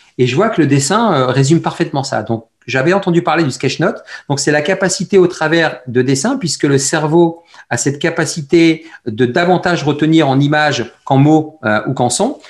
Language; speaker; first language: French; early bilingual, other home language; Arabic